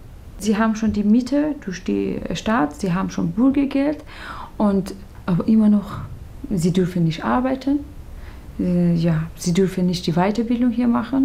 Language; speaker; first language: German; non-native, learner; Persian